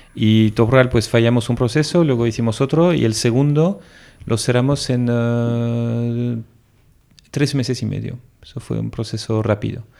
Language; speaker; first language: Spanish; non-native, fluent; French